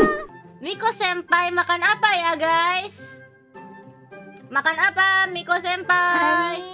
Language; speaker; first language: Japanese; non-native, fluent; Indonesian